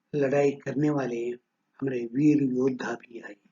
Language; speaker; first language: Hindi; non-native, local second language; Kannada